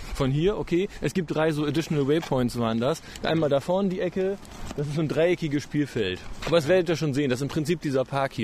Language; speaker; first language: German; native; German